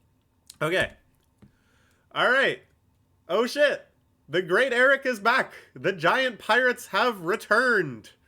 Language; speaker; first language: English; native; English